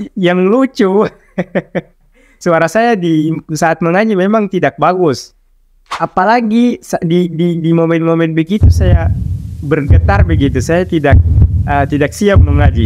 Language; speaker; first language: Indonesian; non-native, local second language; Arabic